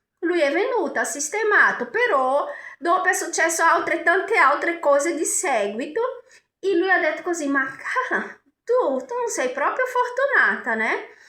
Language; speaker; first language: Italian; non-native, fluent; Portuguese